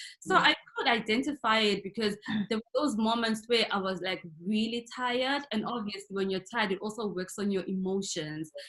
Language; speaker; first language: English; non-native, local second language; North Ndebele